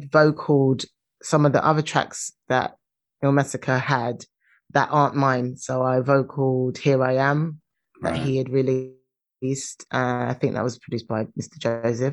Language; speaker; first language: English; native; English